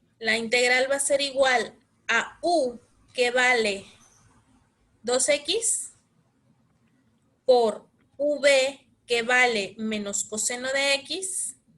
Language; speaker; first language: Spanish; native; Spanish